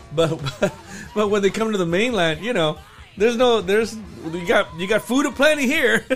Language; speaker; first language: English; native; English